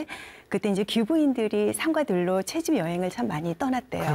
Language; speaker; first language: Korean; native; Korean